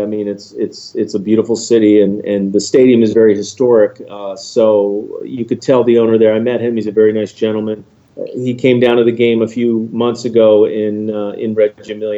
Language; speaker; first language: English; native; English